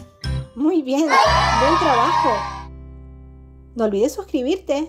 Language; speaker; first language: Spanish; native; Spanish